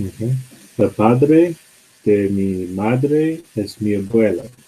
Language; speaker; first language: Spanish; non-native, learner; English